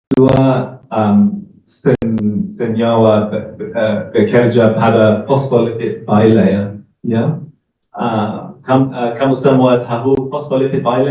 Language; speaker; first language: Indonesian; non-native, learner; English